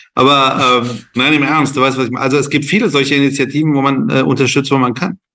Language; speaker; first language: German; non-native, fluent; Persian